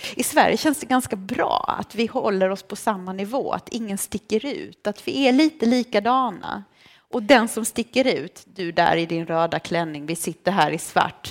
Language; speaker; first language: Swedish; early bilingual, other home language; Romanian